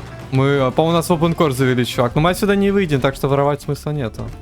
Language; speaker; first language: Russian; native; Russian